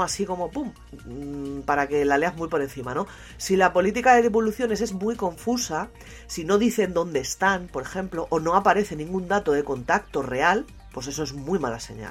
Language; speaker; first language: Spanish; native; Spanish